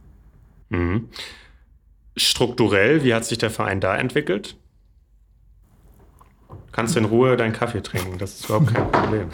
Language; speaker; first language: German; native; German